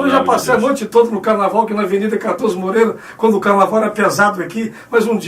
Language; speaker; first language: Portuguese; native; Portuguese